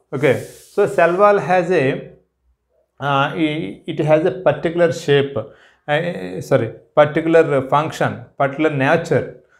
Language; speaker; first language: English; non-native, local second language; Telugu